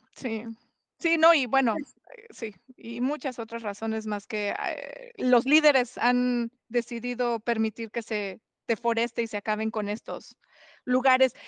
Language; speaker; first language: Spanish; native; Spanish